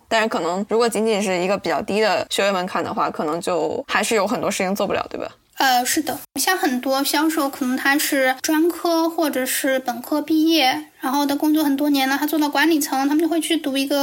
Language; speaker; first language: Chinese; native; Chinese